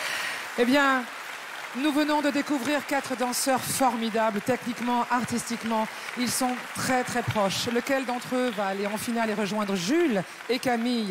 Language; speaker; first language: French; native; French